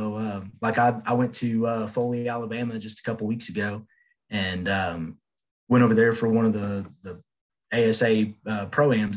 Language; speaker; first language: English; native; English